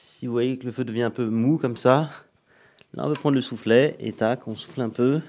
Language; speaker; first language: French; native; French